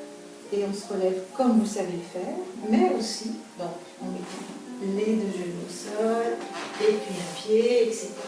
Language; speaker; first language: French; native; French